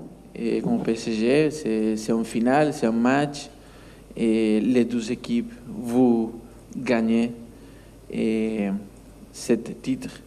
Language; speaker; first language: French; non-native, learner; Spanish